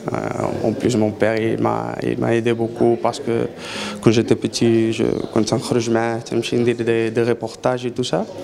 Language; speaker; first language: French; non-native, learner; Arabic